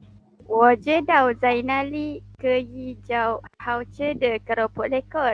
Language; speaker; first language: Chinese; non-native, learner; Malay